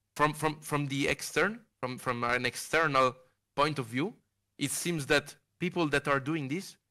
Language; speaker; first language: English; non-native, fluent; Italian